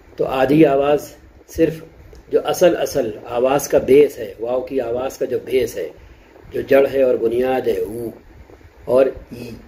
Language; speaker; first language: Urdu; native; Urdu